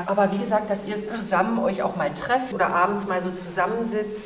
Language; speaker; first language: German; native; German